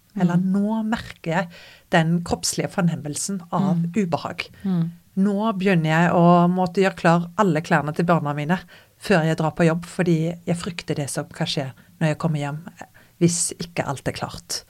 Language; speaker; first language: Norwegian; native; Norwegian